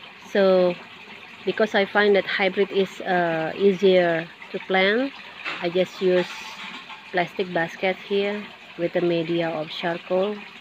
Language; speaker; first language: English; non-native, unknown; Indonesian